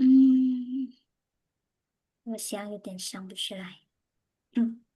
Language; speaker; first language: Chinese; non-native, fluent; Khmer